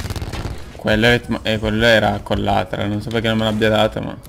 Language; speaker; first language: Italian; native; Italian